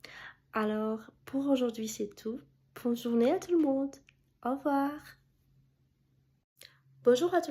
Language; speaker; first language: French; non-native, fluent; Russian